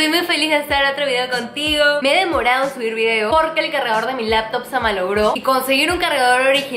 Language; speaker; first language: Spanish; native; Spanish